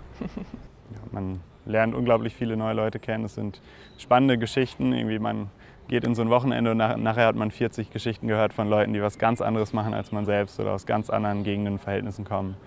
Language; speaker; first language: German; native; German